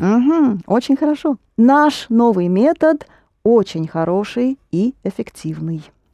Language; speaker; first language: Russian; native; Russian